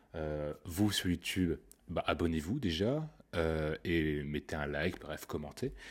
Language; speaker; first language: French; native; French